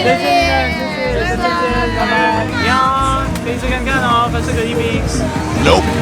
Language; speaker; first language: Chinese; non-native, fluent; French